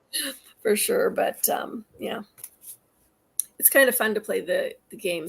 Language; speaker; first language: English; native; English